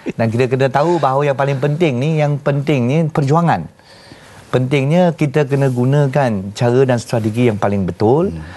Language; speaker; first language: Malay; non-native, local second language; Chinese